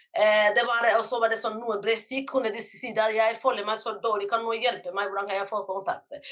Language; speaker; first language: Norwegian; non-native, fluent; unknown